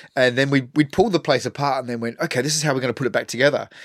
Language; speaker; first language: English; native; English